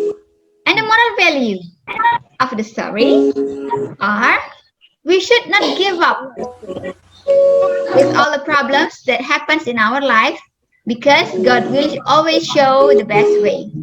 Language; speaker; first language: English; non-native, fluent; Indonesian